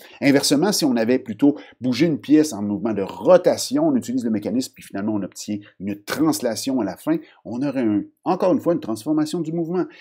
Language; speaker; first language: French; native; French